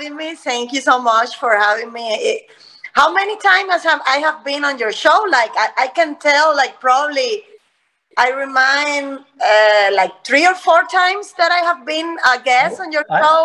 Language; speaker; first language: English; non-native, fluent; Spanish